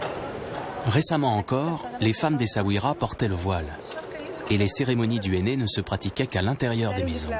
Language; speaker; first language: French; native; French